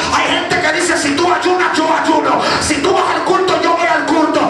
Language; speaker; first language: Spanish; early bilingual, heritage; Spanish